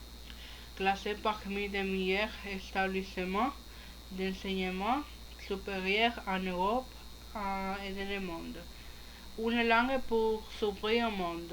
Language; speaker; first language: French; non-native, learner; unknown